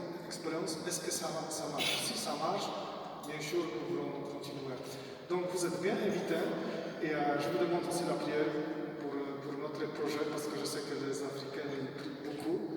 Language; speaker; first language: French; non-native, learner; Polish